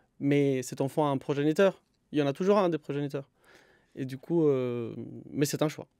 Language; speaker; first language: French; non-native, fluent; Spanish